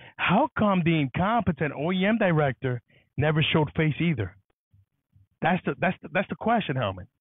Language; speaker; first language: English; early bilingual, other home language; Spanish